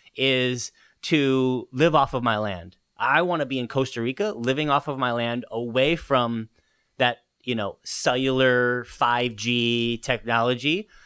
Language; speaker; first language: English; early bilingual, other home language; Italian